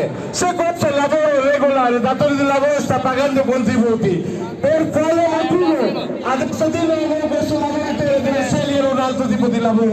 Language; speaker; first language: Italian; non-native, fluent; Bangla